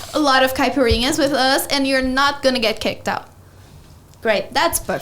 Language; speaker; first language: English; non-native, fluent; Portuguese